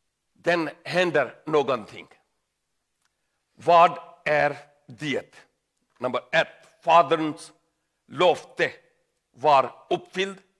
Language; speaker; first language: Swedish; non-native, learner; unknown